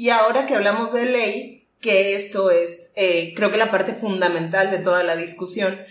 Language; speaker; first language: Spanish; native; Spanish